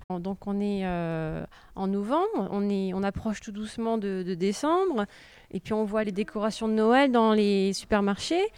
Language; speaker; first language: French; native; French